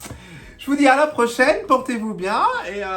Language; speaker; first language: French; native; French